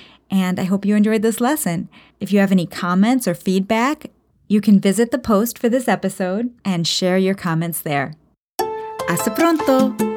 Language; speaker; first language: English; native; English